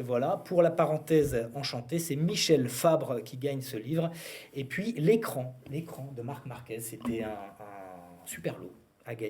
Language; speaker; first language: French; native; French